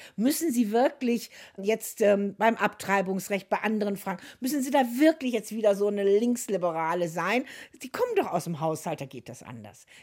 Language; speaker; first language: German; native; German